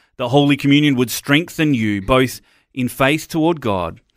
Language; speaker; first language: English; native; English